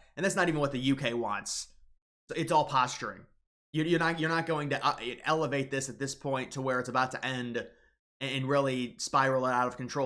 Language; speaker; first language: English; native; English